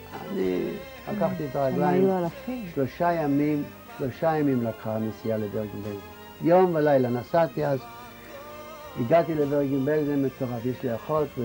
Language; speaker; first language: Hebrew; non-native, fluent; Yiddish